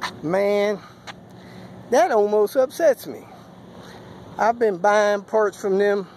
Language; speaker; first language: English; native; English